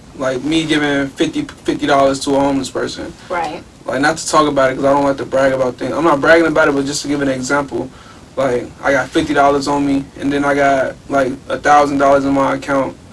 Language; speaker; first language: English; native; English